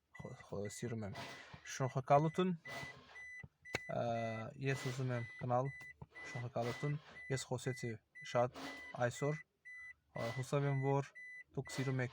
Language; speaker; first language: Armenian; non-native, learner; Azerbaijani